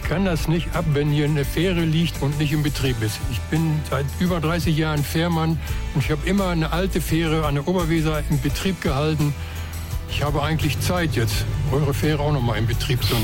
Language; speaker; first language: German; native; German